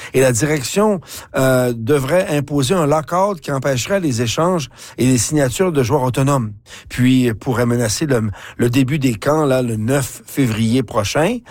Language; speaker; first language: French; native; French